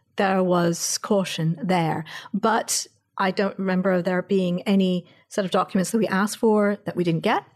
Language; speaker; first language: English; native; English